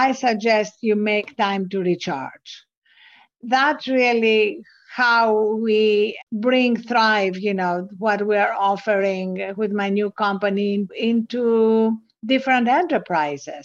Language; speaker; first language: English; non-native, fluent; Greek